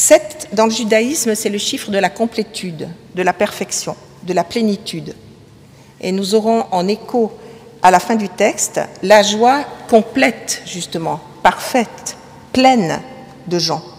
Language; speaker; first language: French; native; French